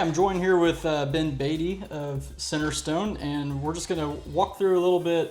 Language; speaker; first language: English; native; English